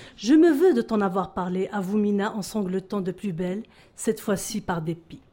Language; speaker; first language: French; non-native, local second language; Arabic